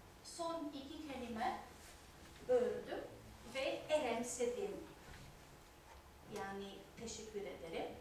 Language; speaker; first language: Turkish; non-native, fluent; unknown